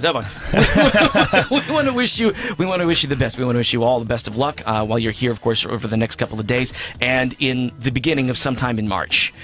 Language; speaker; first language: English; native; English